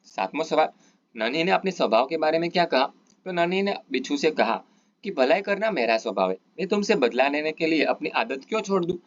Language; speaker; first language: Hindi; non-native, local second language; Gujarati